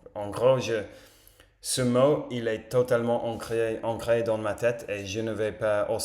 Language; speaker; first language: French; non-native, learner; English